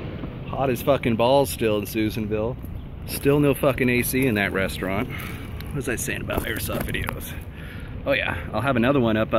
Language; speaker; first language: English; native; English